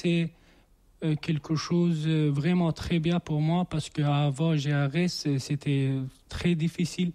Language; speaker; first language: French; non-native, learner; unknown